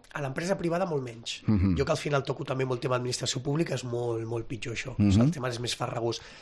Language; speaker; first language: Catalan; native; Catalan